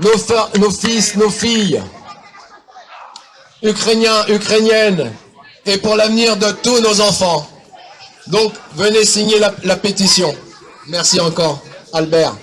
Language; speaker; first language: French; non-native, fluent; Ukrainian